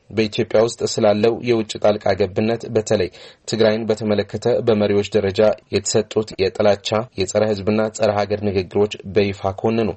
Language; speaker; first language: Amharic; non-native, local second language; Tigrinya